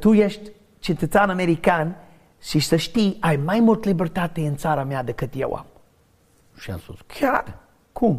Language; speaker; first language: Romanian; non-native, learner; English